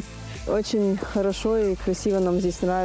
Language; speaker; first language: Russian; non-native, learner; German